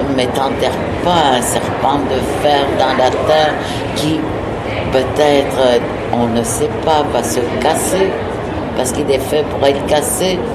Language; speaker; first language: French; non-native, local second language; Innu-aimun